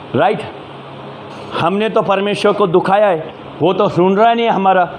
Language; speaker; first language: Hindi; non-native, local second language; Marathi